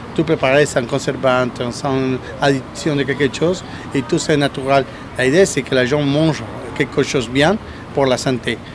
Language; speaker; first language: French; non-native, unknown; Spanish